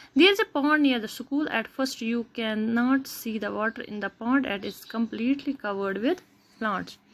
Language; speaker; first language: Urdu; non-native, local second language; Kashmiri